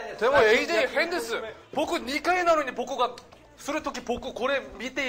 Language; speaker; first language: Japanese; non-native, learner; Korean